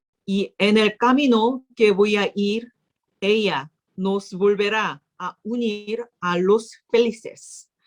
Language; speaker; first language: Spanish; non-native, learner; Korean